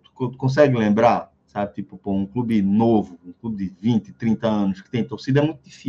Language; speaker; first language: Portuguese; native; Portuguese